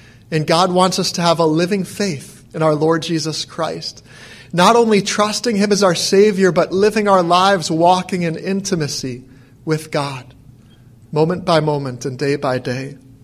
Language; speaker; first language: English; native; English